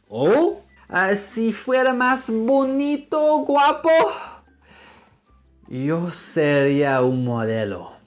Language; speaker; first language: Spanish; non-native, fluent; English